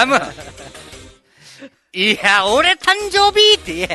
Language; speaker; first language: Japanese; native; Japanese